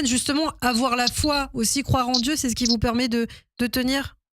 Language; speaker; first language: French; native; French